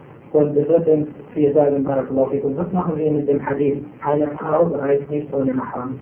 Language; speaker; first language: German; non-native, fluent; Arabic